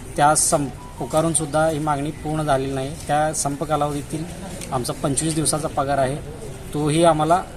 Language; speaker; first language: Marathi; native; Marathi